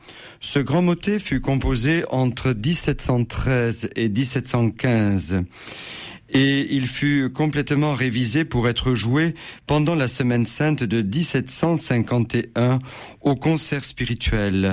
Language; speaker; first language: French; native; French